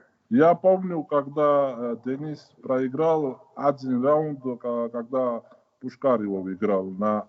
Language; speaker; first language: Russian; non-native, fluent; Georgian